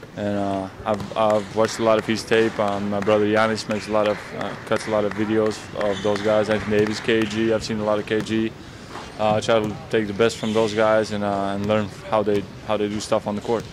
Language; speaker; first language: English; non-native, fluent; Latvian